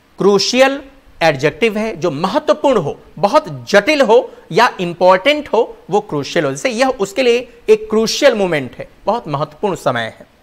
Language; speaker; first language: Hindi; native; Hindi